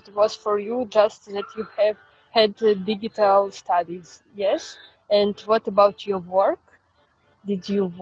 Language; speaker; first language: English; non-native, fluent; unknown